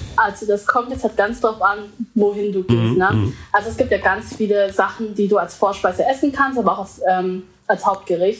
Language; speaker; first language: German; early bilingual, other home language; Vietnamese